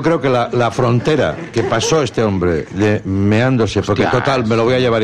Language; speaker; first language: Spanish; native; Spanish